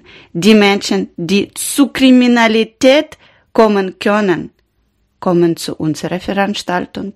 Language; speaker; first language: German; non-native, learner; Ukrainian